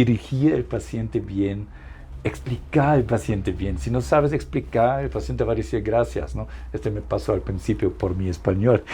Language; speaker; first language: Spanish; non-native, fluent; German